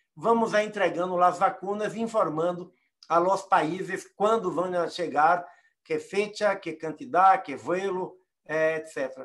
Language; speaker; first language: Portuguese; native; Portuguese